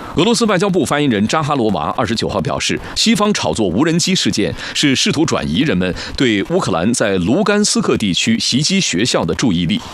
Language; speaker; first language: Chinese; native; Chinese